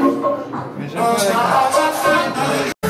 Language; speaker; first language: French; native; French